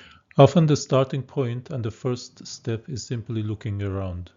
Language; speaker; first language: English; non-native, fluent; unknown